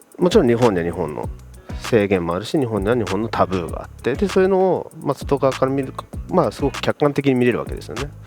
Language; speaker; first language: Japanese; native; Japanese